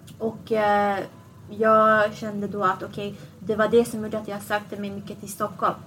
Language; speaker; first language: Swedish; early bilingual, other home language; Assyrian Neo-Aramaic